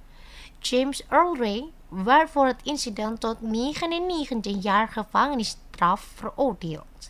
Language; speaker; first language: Dutch; non-native, fluent; Indonesian